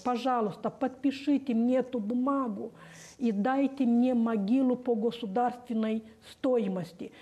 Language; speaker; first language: Russian; non-native, local second language; Romanian